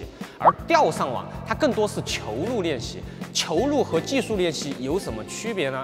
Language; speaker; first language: Chinese; native; Chinese